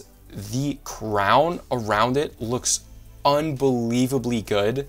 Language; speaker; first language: English; native; English